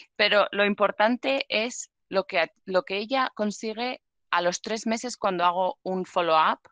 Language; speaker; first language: Spanish; native; Spanish